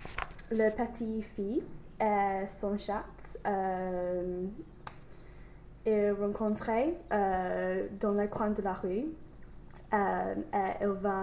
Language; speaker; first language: French; non-native, learner; English